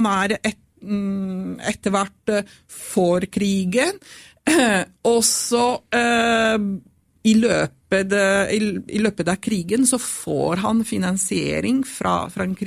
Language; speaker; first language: Swedish; non-native, fluent; Italian